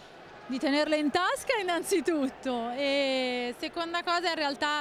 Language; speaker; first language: Italian; native; Italian